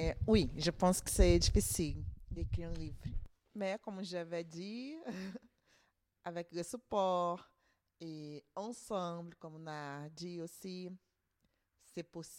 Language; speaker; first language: French; non-native, learner; Portuguese